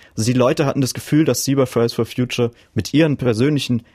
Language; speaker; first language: German; native; German